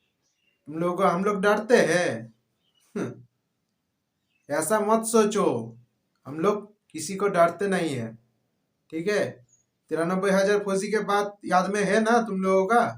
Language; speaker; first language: Hindi; non-native, local second language; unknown